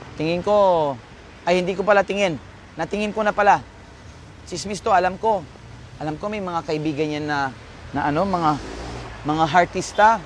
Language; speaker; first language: Filipino; non-native, local second language; Pampanga